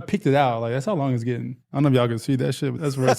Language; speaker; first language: English; native; English